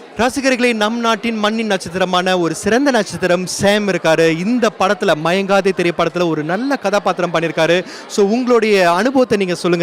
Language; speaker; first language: Tamil; native; Tamil